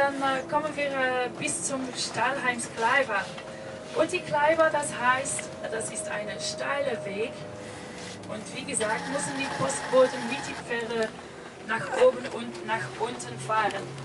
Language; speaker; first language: German; non-native, fluent; Dutch